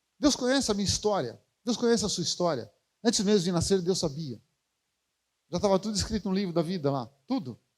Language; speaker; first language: Portuguese; native; Portuguese